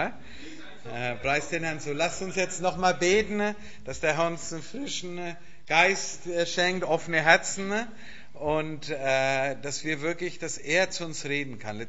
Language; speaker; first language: German; native; German